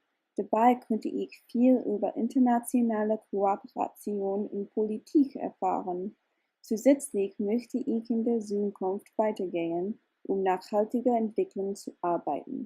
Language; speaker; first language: German; non-native, learner; English